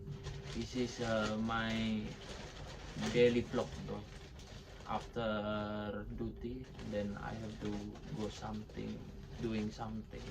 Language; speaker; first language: English; non-native, learner; Indonesian